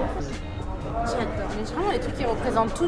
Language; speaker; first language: French; native; French